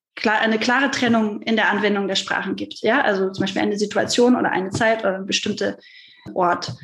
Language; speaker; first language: German; non-native, fluent; French